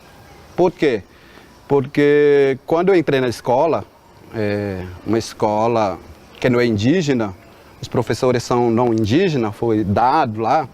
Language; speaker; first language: Portuguese; non-native, local second language; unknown